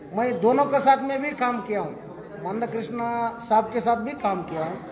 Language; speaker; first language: Hindi; non-native, local second language; Kannada